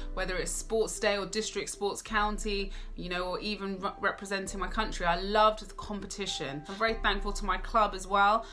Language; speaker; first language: English; native; English